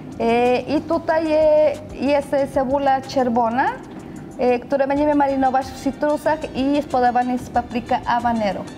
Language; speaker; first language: Polish; non-native, learner; Spanish